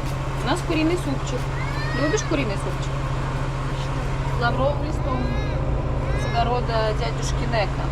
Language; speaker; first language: Russian; native; Russian